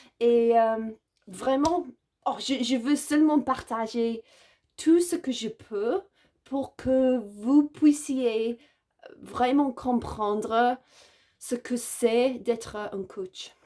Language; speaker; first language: French; non-native, learner; English